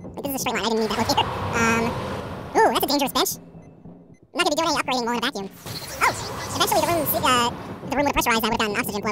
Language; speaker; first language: English; native; English